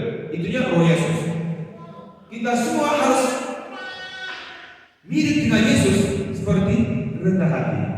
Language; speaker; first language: Indonesian; non-native, fluent; Korean